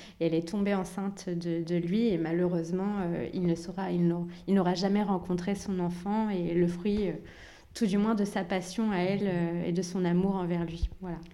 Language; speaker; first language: French; early bilingual, other home language; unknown